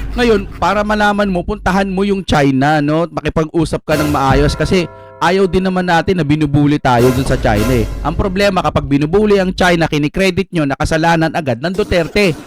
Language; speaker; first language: Filipino; non-native, local second language; Iloko